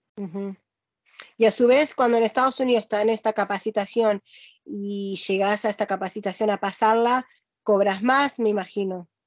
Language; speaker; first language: Spanish; native; Spanish